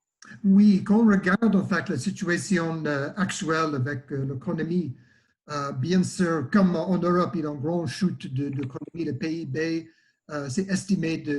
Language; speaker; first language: French; non-native, learner; English